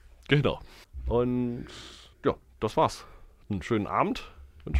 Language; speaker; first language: German; native; German